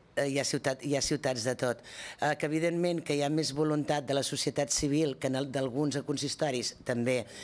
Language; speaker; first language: Catalan; native; Catalan